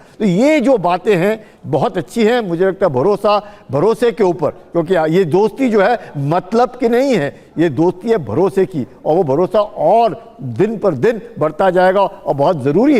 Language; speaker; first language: Hindi; native; Hindi